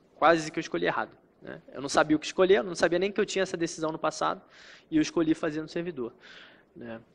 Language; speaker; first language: Portuguese; native; Portuguese